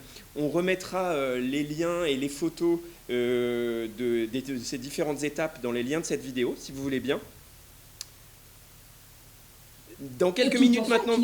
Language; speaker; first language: French; native; French